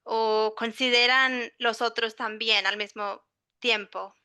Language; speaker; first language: Spanish; non-native, fluent; English